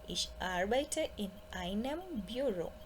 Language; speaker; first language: German; non-native, fluent; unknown